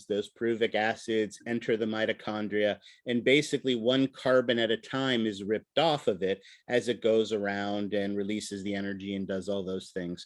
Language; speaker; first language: English; native; English